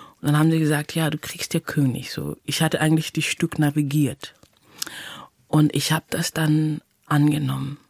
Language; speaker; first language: German; non-native, fluent; English